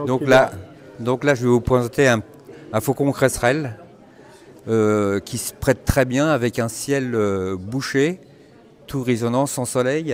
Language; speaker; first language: French; native; French